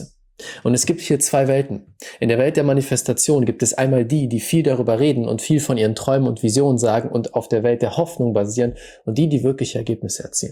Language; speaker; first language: German; native; German